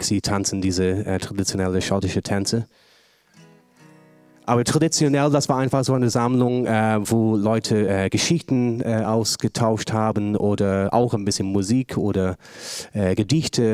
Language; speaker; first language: German; non-native, fluent; English